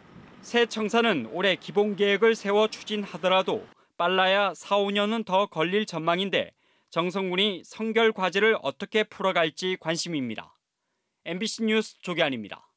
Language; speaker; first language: Korean; native; Korean